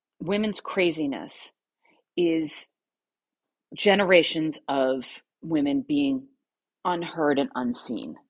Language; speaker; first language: English; native; English